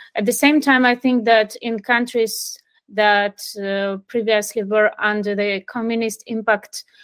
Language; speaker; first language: English; non-native, fluent; Ukrainian